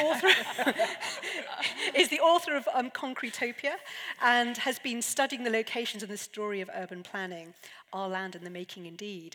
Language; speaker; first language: English; native; English